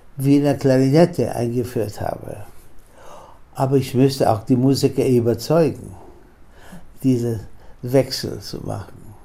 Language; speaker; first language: German; non-native, fluent; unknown